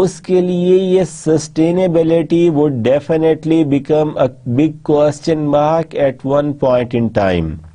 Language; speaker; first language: English; non-native, local second language; Urdu